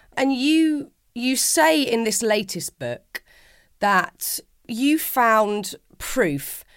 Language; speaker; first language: English; native; English